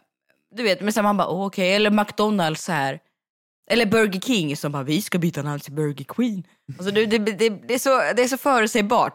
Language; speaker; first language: Swedish; native; Swedish